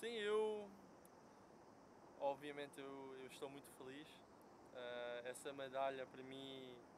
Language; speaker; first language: Portuguese; non-native, fluent; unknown